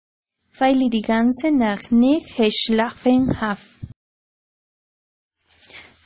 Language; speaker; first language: German; non-native, learner; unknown